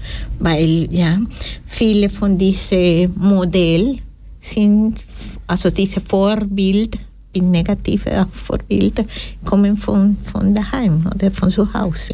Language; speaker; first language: German; non-native, fluent; Spanish